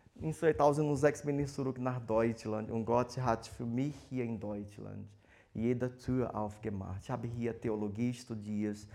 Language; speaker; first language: German; non-native, fluent; Portuguese